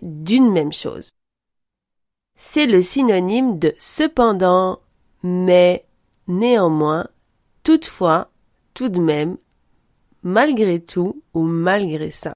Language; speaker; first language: French; native; French